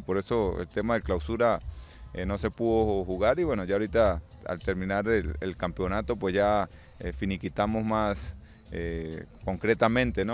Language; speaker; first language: Spanish; native; Spanish